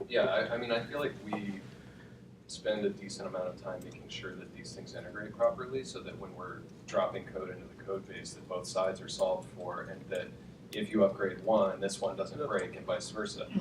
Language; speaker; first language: English; native; English